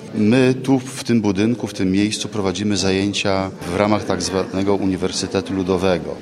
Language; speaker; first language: Polish; native; Polish